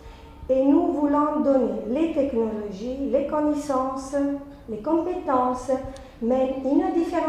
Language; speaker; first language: French; non-native, fluent; Italian